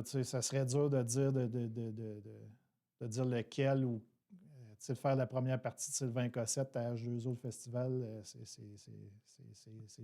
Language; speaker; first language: French; native; French